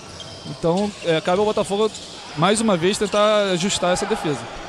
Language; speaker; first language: Portuguese; native; Portuguese